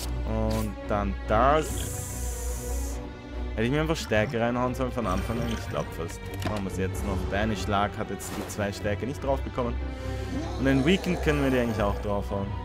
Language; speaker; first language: German; native; German